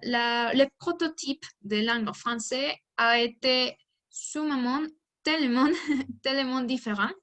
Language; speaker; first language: French; non-native, learner; Spanish